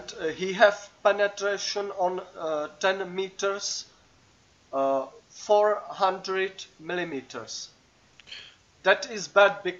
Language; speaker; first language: English; non-native, learner; Czech